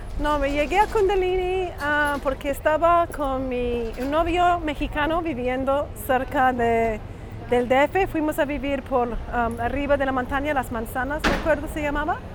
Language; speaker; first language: Spanish; non-native, fluent; English